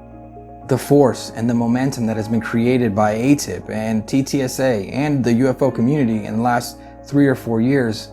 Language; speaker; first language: English; native; English